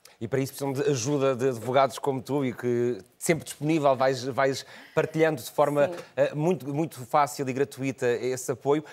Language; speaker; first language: Portuguese; native; Portuguese